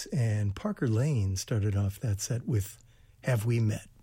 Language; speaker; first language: English; native; English